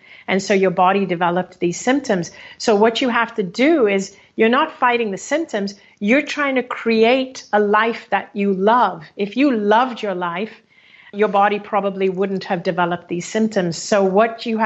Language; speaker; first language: English; native; English